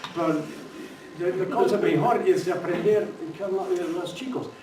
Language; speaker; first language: Spanish; non-native, learner; English